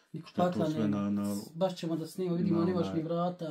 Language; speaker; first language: Bosnian; native; Bosnian